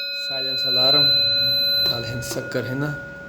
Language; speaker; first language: Arabic; non-native, learner; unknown